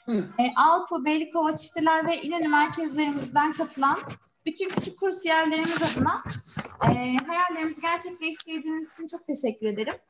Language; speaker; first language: Turkish; native; Turkish